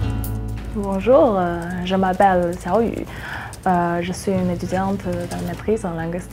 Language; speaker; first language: French; non-native, fluent; Chinese